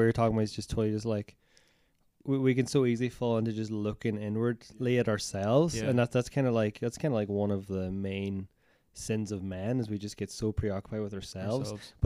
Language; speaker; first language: English; native; English